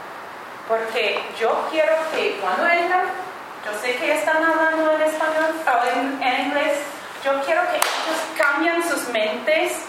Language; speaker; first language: Spanish; non-native, fluent; English